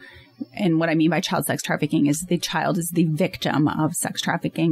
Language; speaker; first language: English; native; English